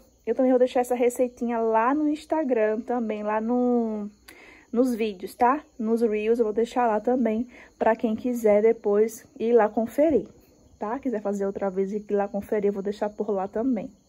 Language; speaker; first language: Portuguese; native; Portuguese